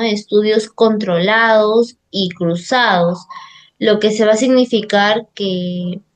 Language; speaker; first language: Spanish; native; Spanish